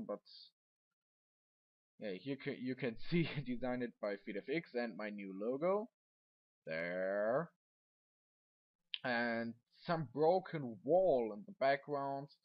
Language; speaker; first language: English; non-native, learner; German